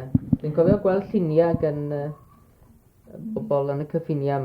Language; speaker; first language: Welsh; native; Welsh